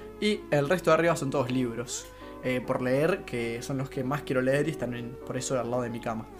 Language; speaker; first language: Spanish; native; Spanish